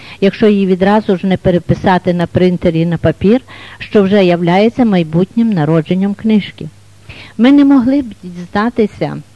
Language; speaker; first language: Ukrainian; native; Ukrainian